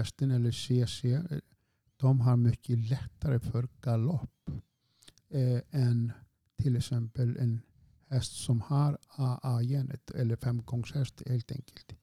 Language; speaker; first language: Swedish; non-native, fluent; Icelandic